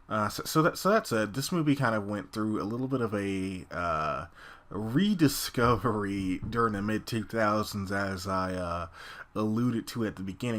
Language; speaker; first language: English; native; English